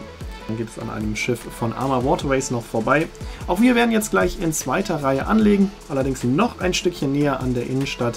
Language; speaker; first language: German; native; German